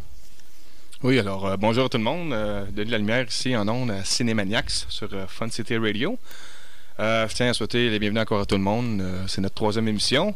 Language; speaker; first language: French; native; French